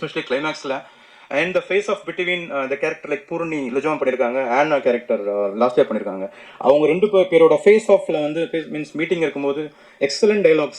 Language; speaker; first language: Tamil; native; Tamil